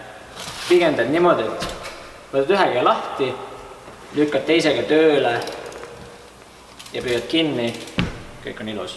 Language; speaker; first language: Estonian; native; Estonian